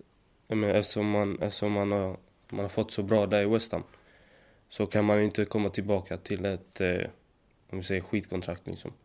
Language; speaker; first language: Swedish; native; Swedish